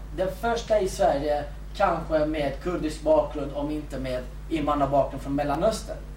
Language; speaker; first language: Swedish; early bilingual, other home language; Kurdish